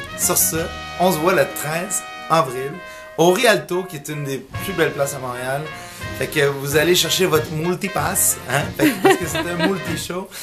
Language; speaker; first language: French; early bilingual, other home language; Italian